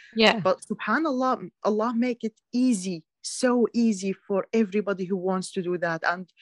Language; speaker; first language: English; non-native, learner; Arabic